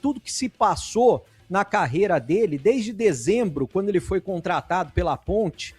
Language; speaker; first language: Portuguese; native; Portuguese